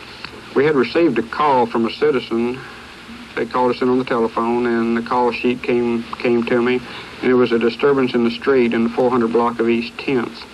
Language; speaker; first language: English; native; English